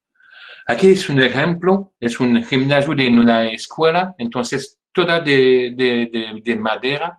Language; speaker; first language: Spanish; non-native, fluent; French